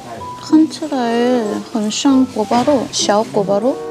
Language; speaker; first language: Chinese; non-native, fluent; Korean